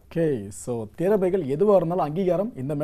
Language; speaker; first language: Tamil; native; Tamil